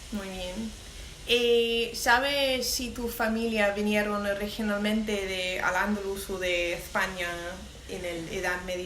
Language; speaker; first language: Spanish; non-native, learner; English